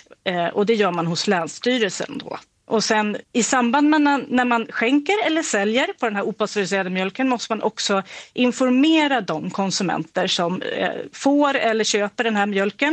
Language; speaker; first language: Swedish; native; Swedish